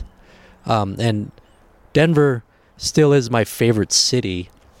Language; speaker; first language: English; early bilingual, other home language; Spanish